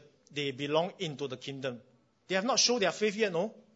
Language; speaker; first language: English; non-native, local second language; Chinese